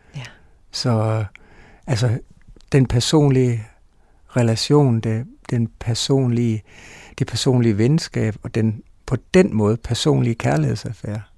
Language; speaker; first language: Danish; native; Danish